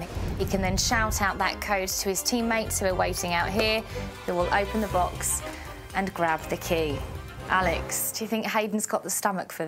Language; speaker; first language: English; native; English